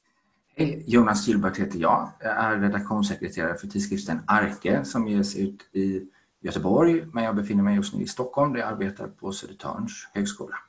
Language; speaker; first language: Swedish; native; Swedish